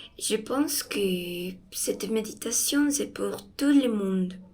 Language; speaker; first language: French; non-native, learner; Spanish